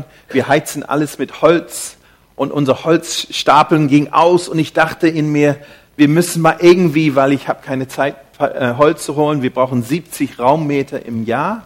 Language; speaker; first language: German; non-native, fluent; English